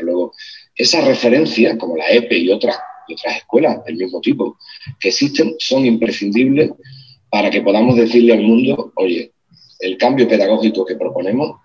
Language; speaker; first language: Spanish; native; Spanish